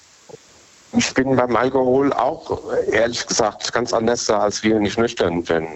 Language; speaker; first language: German; native; German